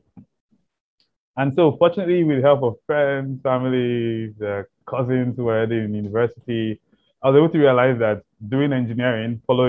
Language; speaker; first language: English; non-native, local second language; Igbo